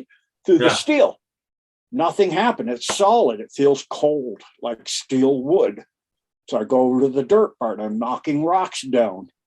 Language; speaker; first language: English; native; English